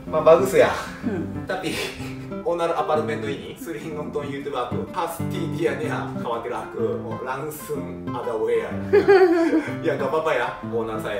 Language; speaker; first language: Indonesian; non-native, fluent; Japanese